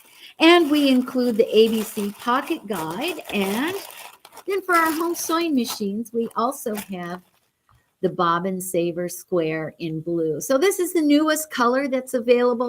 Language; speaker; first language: English; native; English